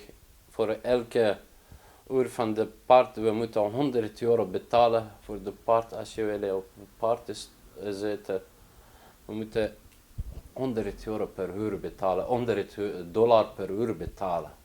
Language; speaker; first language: Dutch; non-native, learner; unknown